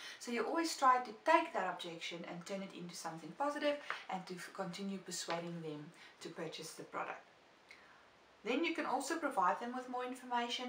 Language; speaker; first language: English; non-native, local second language; Afrikaans